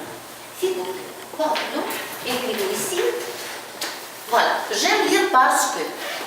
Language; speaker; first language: French; non-native, fluent; Ukrainian